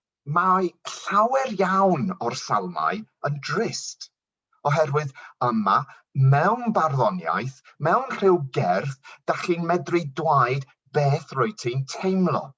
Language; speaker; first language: Welsh; non-native, local second language; English